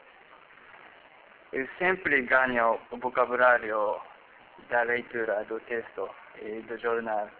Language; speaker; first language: Portuguese; non-native, learner; Japanese